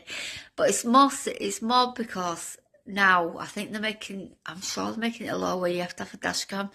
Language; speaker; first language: English; native; English